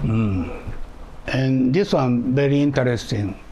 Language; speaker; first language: English; non-native, learner; Japanese